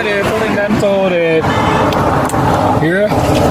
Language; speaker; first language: English; non-native, learner; Khmer